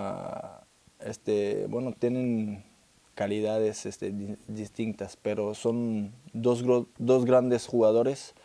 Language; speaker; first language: Spanish; non-native, fluent; French